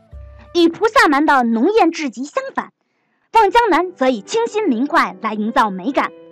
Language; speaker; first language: Chinese; native; Chinese